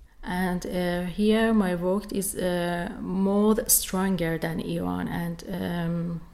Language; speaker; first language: English; non-native, learner; Persian